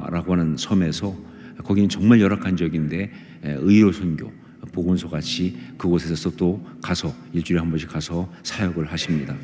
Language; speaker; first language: Korean; native; Korean